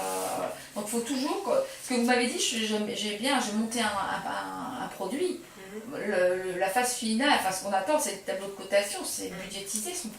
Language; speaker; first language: French; native; French